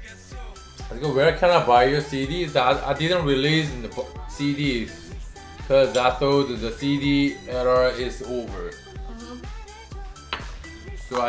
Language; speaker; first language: English; non-native, learner; Korean